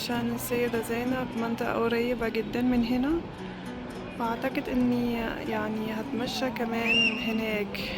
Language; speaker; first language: Arabic; non-native, fluent; German